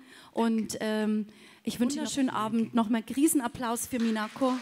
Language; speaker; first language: German; native; German